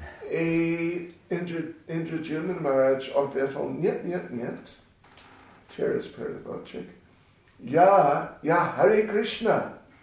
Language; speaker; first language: Russian; non-native, learner; English